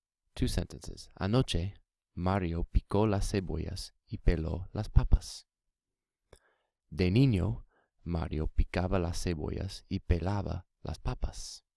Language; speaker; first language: Spanish; non-native, fluent; English